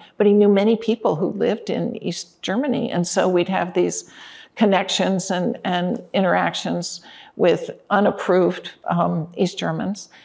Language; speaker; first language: English; native; English